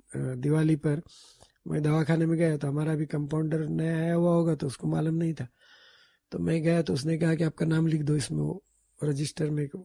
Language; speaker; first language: Hindi; non-native, local second language; Marathi